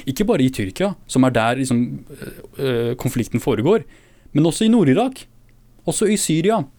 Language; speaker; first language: Norwegian; early bilingual, other home language; Kurdish